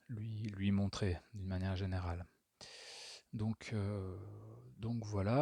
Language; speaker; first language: French; native; French